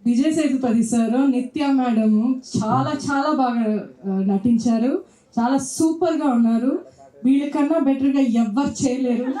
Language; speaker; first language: Telugu; non-native, local second language; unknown